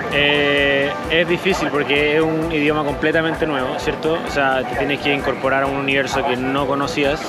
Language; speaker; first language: Spanish; native; Spanish